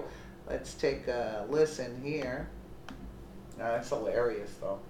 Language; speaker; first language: English; native; English